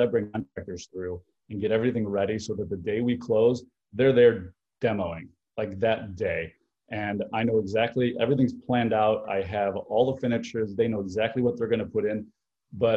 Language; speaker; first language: English; native; English